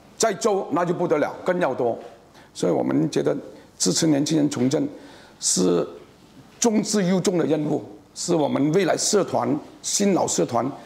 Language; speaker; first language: Chinese; native; Chinese